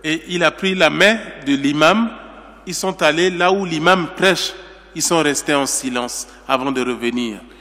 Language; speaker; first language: French; non-native, local second language; Sango